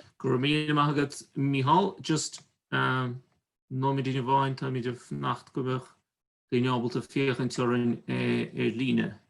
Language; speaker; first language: Irish; native; Irish